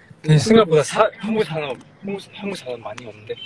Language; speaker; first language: Korean; non-native, learner; Chinese